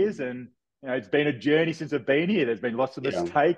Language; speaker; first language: English; native; English